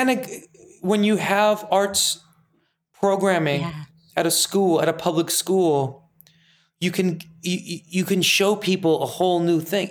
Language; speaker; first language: English; early bilingual, other home language; Persian